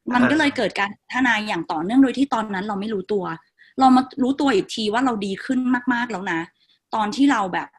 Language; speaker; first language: Thai; non-native, local second language; Northeastern Thai